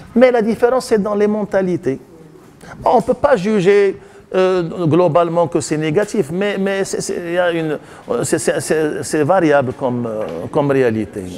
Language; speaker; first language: French; non-native, local second language; Arabic